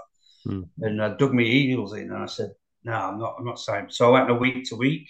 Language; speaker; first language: English; native; English